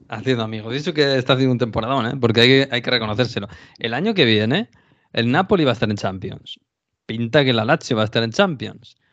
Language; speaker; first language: Spanish; native; Spanish